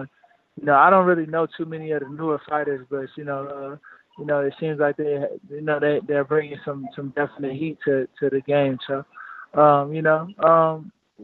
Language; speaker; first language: English; native; English